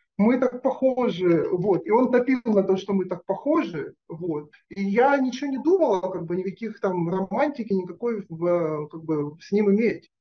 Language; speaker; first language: Russian; native; Russian